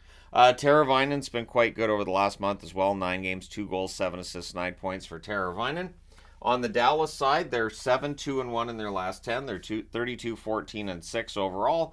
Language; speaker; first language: English; native; English